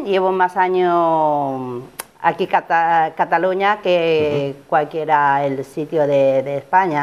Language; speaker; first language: Spanish; non-native, learner; Chinese